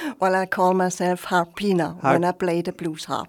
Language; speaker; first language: English; non-native, fluent; German